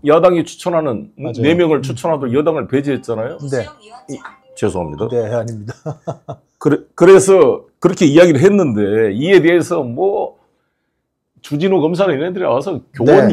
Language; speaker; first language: Korean; native; Korean